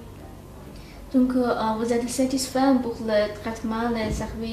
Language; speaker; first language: French; non-native, learner; Chinese